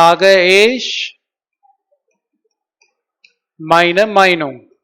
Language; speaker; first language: German; non-native, learner; Hindi